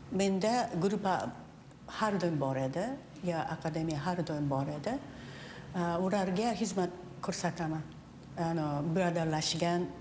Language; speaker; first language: Uzbek; non-native, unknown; Japanese